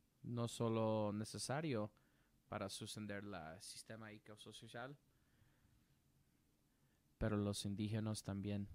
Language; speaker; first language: Spanish; non-native, learner; English